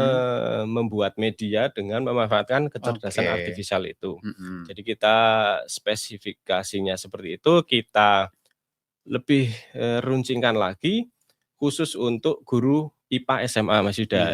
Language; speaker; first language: Indonesian; native; Indonesian